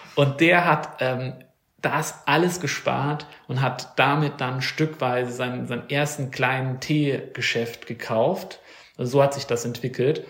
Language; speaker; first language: German; native; German